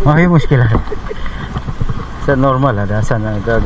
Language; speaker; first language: Arabic; non-native, learner; Filipino